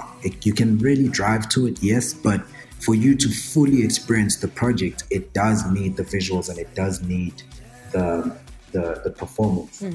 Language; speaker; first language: English; non-native, local second language; Zulu